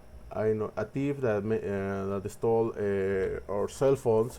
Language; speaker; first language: English; non-native, learner; Spanish